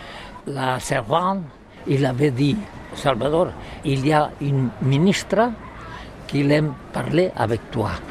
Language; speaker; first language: French; non-native, learner; Spanish